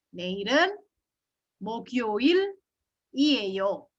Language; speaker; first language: Korean; non-native, fluent; Indonesian